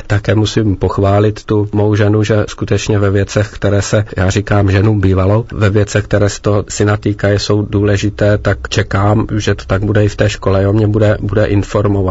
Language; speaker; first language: Czech; native; Czech